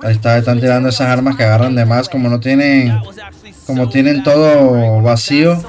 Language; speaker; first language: Spanish; native; Spanish